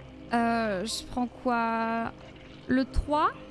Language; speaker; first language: French; native; French